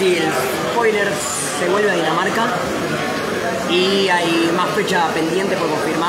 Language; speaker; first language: Spanish; native; Spanish